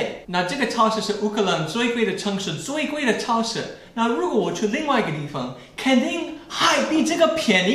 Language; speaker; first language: Chinese; non-native, fluent; English